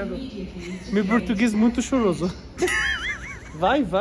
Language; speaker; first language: Portuguese; non-native, learner; Arabic